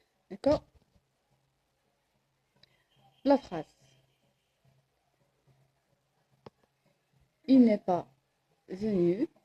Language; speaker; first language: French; non-native, local second language; Arabic